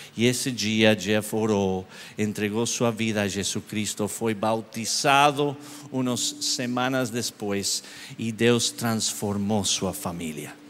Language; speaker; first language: Portuguese; non-native, learner; English